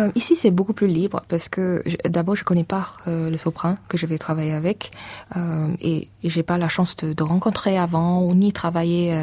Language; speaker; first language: French; non-native, fluent; English